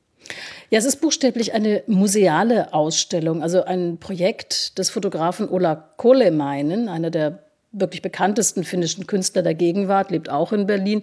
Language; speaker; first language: German; native; German